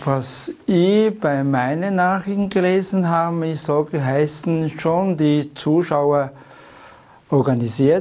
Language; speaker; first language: German; non-native, learner; Chinese